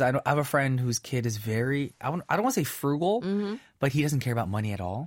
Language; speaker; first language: English; early bilingual, other home language; Korean